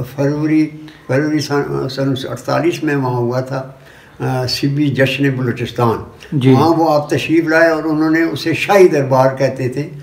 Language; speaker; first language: Urdu; native; Urdu